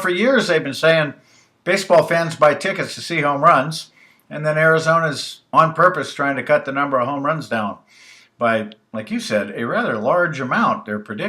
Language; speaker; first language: English; native; English